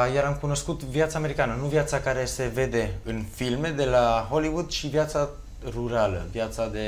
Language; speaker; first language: Romanian; early bilingual, other home language; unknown